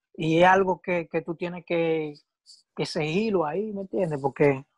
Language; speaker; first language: Spanish; native; Spanish